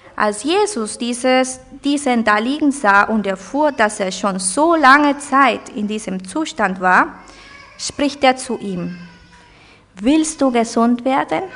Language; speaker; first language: German; early bilingual, heritage; German